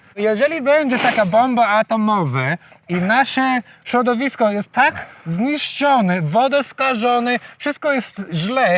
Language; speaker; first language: Polish; non-native, fluent; English